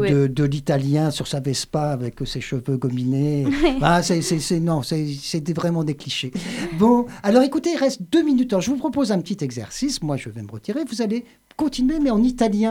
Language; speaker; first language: French; native; French